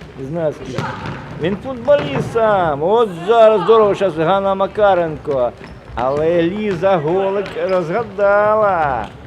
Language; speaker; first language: Ukrainian; non-native, local second language; Russian